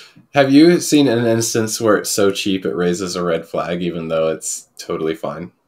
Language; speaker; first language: English; native; English